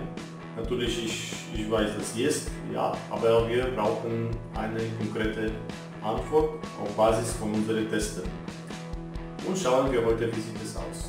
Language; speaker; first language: German; non-native, learner; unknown